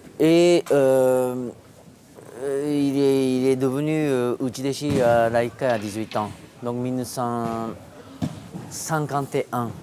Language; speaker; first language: French; non-native, fluent; Japanese